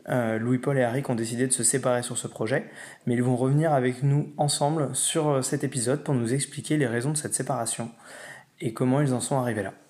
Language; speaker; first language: French; native; French